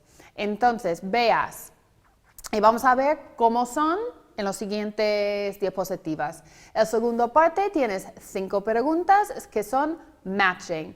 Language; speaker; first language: Spanish; non-native, fluent; English